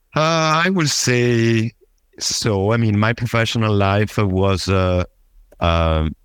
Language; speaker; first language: English; non-native, fluent; Italian